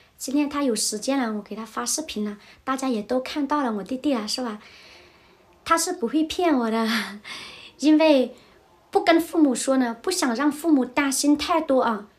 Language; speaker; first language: Chinese; non-native, fluent; Vietnamese